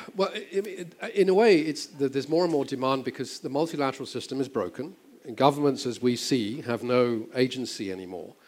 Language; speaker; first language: English; native; English